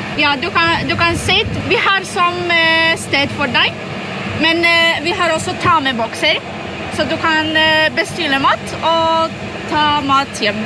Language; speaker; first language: Norwegian; non-native, learner; Polish